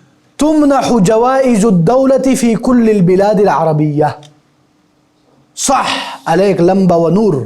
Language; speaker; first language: Arabic; non-native, fluent; Urdu